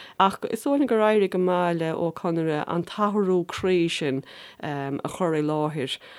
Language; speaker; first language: Irish; native; Irish